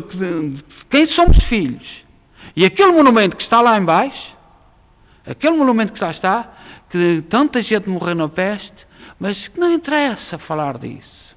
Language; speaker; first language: Portuguese; native; Portuguese